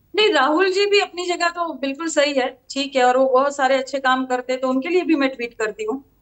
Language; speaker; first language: Hindi; non-native, local second language; Gujarati